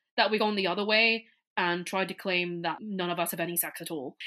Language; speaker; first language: English; non-native, local second language; Cantonese